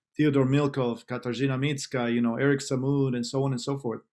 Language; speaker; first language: English; non-native, fluent; Spanish